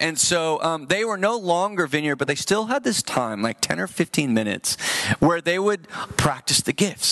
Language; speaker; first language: English; native; English